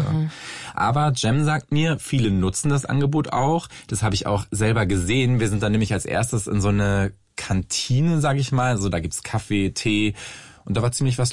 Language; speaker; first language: German; native; German